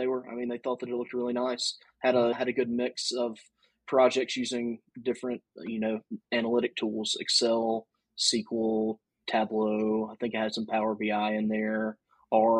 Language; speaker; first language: English; native; English